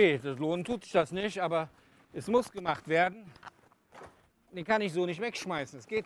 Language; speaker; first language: German; native; German